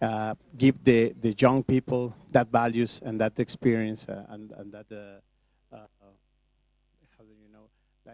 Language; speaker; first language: English; non-native, learner; Spanish